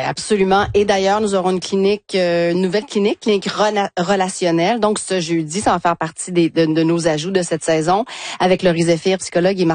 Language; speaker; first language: French; native; French